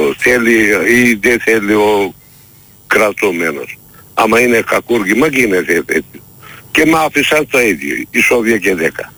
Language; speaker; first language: Greek; non-native, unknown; Turkish